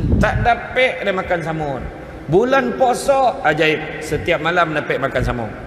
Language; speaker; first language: Malay; native; Malay